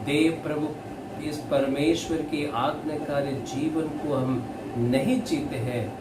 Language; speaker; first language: Hindi; non-native, local second language; Kannada